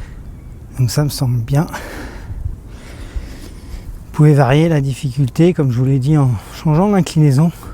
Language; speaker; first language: French; native; French